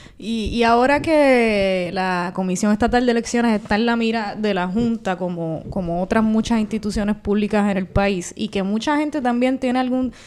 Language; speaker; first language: Spanish; native; Spanish